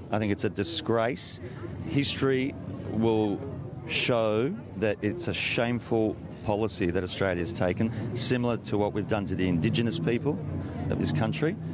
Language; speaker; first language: English; early bilingual, other home language; Italian